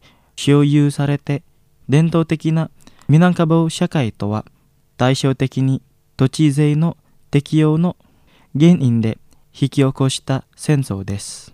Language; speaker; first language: Japanese; non-native, fluent; Indonesian